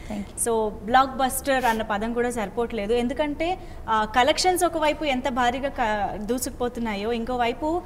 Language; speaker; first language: Telugu; native; Telugu